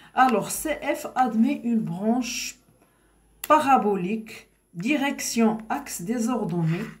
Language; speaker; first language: French; non-native, local second language; Arabic